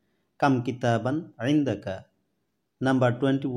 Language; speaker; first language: Arabic; non-native, fluent; Assamese